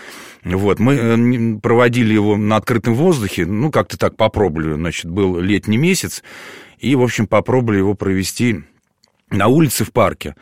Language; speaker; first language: Russian; native; Russian